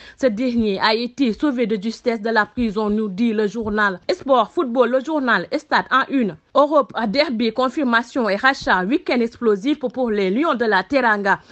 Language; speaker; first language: French; non-native, local second language; Wolof